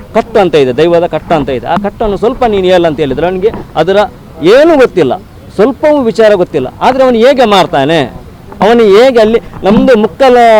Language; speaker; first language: Kannada; non-native, local second language; Tulu